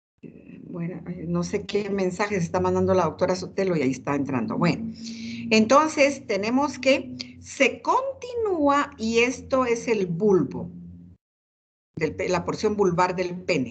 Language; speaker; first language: Spanish; native; Spanish